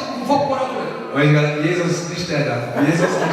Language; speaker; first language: German; native; German